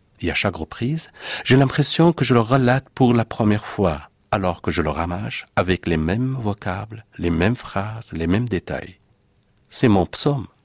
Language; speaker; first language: French; non-native, fluent; Persian